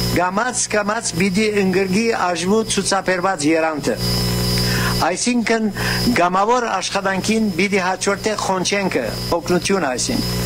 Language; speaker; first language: Armenian; early bilingual, heritage; Armenian